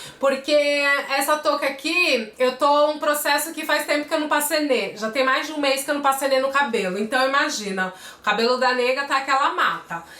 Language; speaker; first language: Portuguese; native; Portuguese